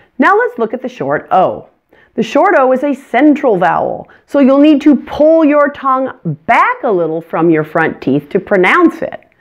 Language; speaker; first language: English; native; English